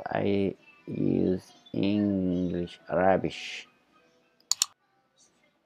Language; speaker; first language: English; non-native, learner; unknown